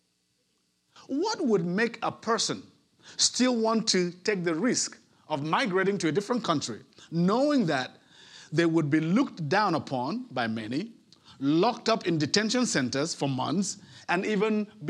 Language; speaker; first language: English; non-native, local second language; Ibibio